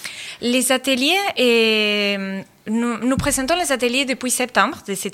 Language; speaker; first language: French; non-native, fluent; Spanish